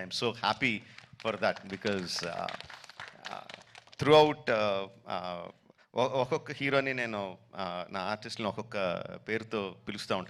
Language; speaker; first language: Telugu; native; Telugu